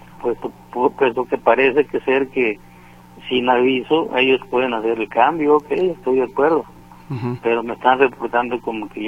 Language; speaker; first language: Spanish; native; Spanish